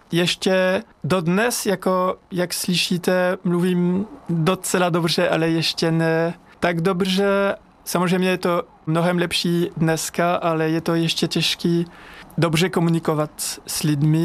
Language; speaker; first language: Czech; non-native, fluent; French